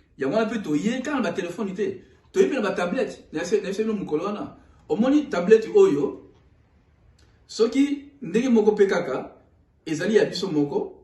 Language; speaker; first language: Lingala; non-native, local second language; Swahili